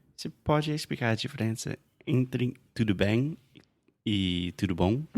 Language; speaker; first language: Portuguese; non-native, fluent; English